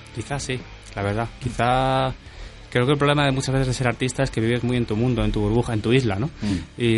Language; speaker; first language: Spanish; native; Spanish